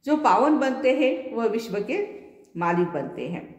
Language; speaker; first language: Hindi; non-native, local second language; Marathi